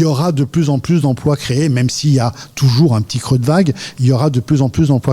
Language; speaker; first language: French; native; French